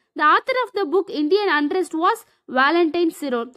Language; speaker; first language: English; non-native, local second language; Tamil